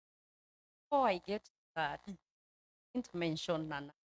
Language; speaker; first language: English; non-native, local second language; Swahili